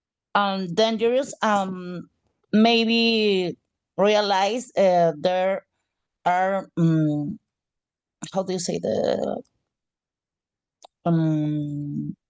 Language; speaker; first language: English; non-native, learner; Spanish